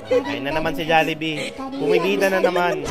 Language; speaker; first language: Filipino; native; Filipino